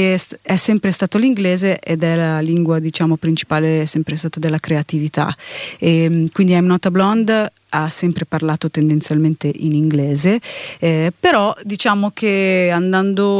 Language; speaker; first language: Italian; native; Italian